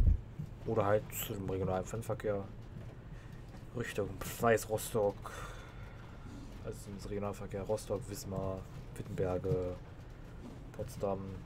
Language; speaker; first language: German; native; German